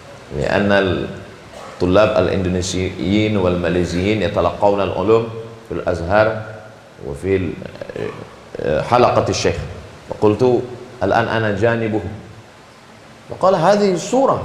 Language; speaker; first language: Arabic; non-native, fluent; Indonesian